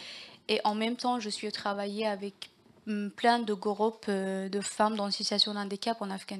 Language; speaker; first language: French; non-native, learner; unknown